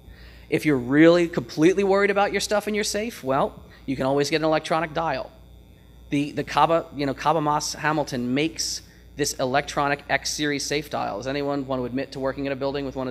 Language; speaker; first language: English; native; English